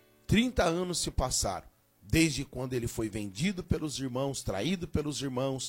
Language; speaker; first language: Portuguese; native; Portuguese